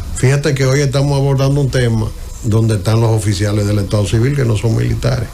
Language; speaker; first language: Spanish; native; Spanish